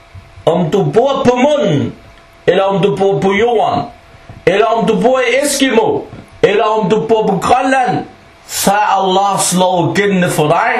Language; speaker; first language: Danish; early bilingual, other home language; Arabic